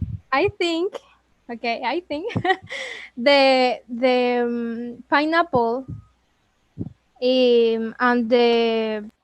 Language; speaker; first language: English; non-native, learner; Spanish